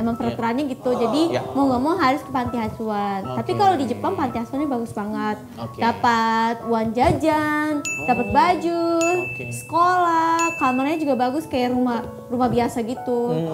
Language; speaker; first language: Indonesian; non-native, fluent; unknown